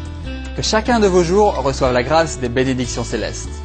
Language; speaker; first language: French; native; French